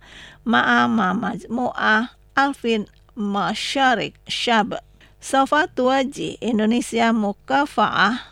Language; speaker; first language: Arabic; non-native, learner; Indonesian